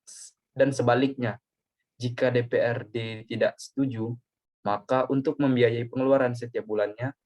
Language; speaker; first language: Indonesian; native; Indonesian